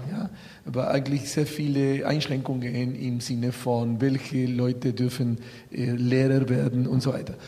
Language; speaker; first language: German; non-native, fluent; Spanish